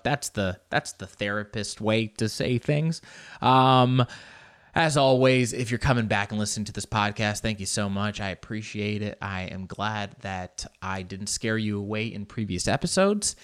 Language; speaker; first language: English; early bilingual, other home language; Spanish